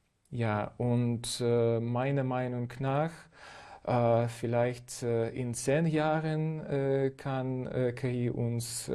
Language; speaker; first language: German; non-native, fluent; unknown